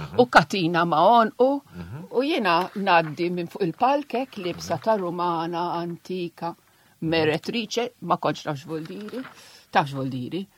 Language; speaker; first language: Maltese; non-native, local second language; Italian